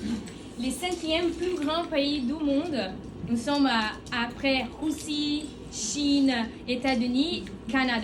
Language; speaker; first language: French; non-native, learner; Portuguese